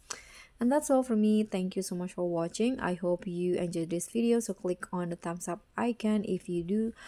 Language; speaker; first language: English; non-native, fluent; Indonesian